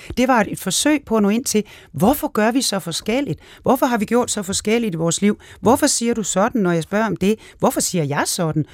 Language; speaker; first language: Danish; native; Danish